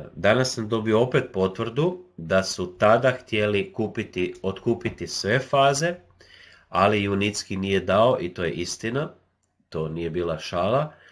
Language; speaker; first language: Croatian; native; Croatian